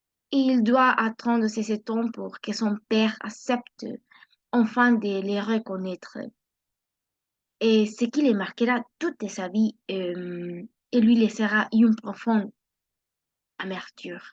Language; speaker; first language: French; non-native, learner; Spanish